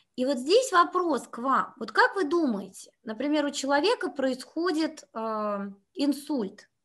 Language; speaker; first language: Russian; native; Russian